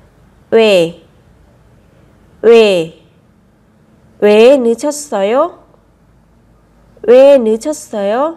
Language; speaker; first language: Korean; non-native, fluent; Vietnamese